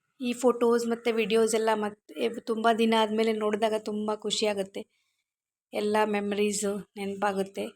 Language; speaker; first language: Kannada; non-native, local second language; Konkani